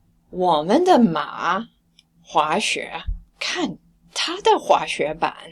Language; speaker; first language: Chinese; non-native, fluent; English